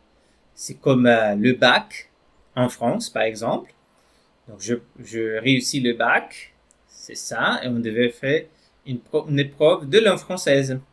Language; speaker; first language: French; non-native, fluent; Portuguese